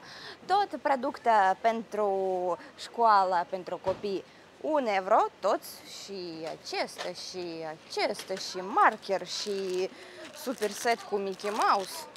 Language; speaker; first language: Romanian; non-native, learner; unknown